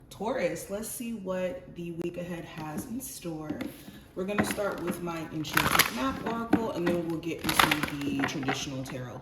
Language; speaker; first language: English; native; English